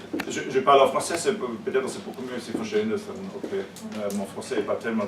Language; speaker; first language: French; non-native, learner; German